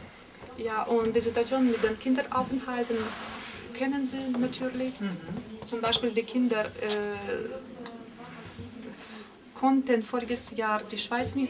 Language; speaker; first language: German; non-native, fluent; Russian